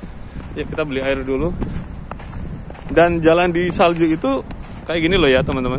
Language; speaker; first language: Indonesian; non-native, local second language; Javanese